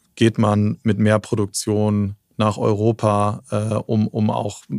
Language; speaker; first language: German; native; German